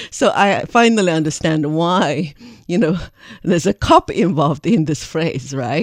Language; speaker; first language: English; non-native, fluent; Chinese